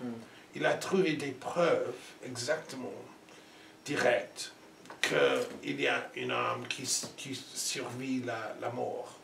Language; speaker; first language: French; non-native, learner; English